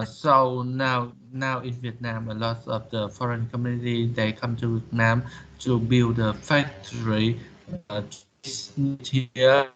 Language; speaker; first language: English; non-native, learner; Vietnamese